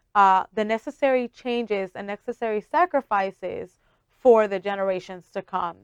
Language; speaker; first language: English; early bilingual, other home language; Spanish